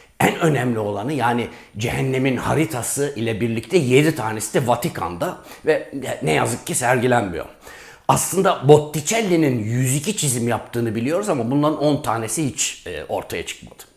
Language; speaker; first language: Turkish; native; Turkish